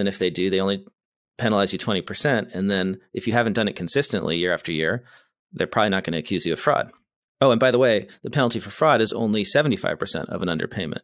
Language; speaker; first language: English; native; English